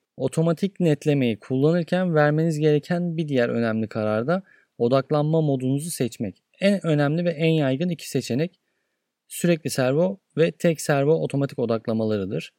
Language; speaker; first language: Turkish; native; Turkish